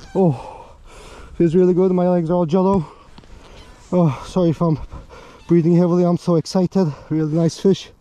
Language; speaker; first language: English; non-native, fluent; Swedish